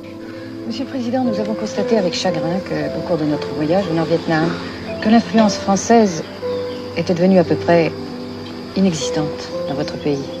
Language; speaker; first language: French; native; French